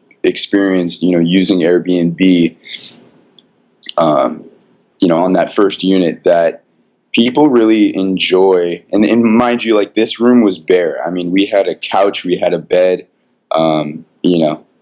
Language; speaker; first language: English; native; English